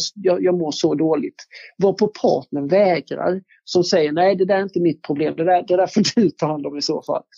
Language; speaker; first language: Swedish; native; Swedish